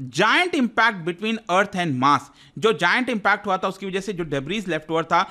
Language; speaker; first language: Hindi; native; Hindi